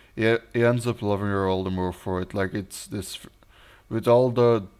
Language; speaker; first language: English; non-native, fluent; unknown